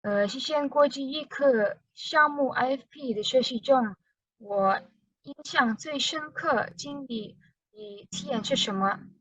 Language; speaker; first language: Chinese; non-native, learner; Indonesian